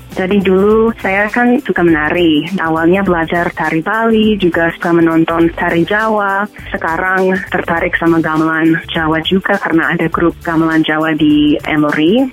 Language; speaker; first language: Indonesian; non-native, fluent; English